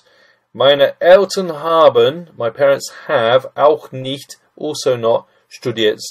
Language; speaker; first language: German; non-native, fluent; English